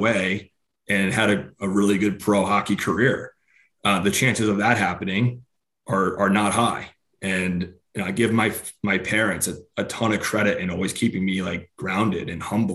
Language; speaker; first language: English; native; English